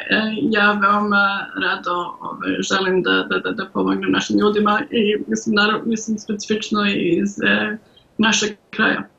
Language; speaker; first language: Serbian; early bilingual, heritage; Serbian